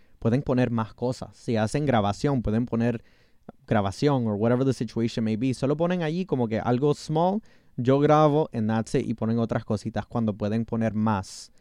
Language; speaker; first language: Spanish; early bilingual, heritage; Spanish